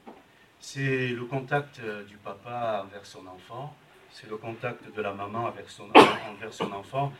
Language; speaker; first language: French; native; French